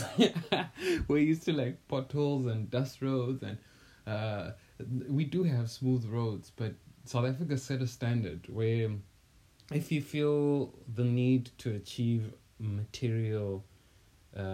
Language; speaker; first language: English; non-native, local second language; North Ndebele